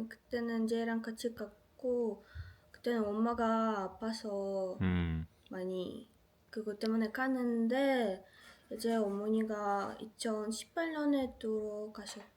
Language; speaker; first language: Korean; non-native, fluent; Russian